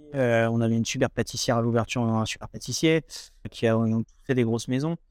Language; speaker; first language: French; native; French